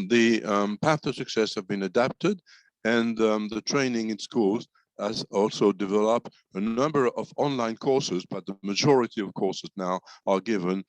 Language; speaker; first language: English; non-native, fluent; French